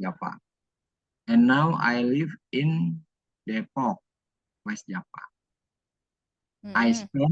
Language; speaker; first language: English; non-native, learner; Indonesian